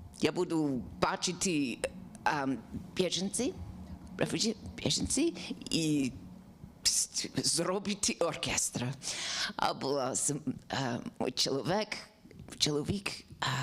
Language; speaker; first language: Ukrainian; non-native, learner; English